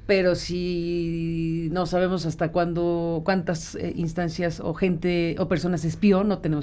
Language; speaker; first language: Spanish; native; Spanish